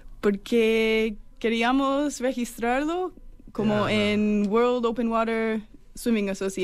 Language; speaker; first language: Spanish; non-native, fluent; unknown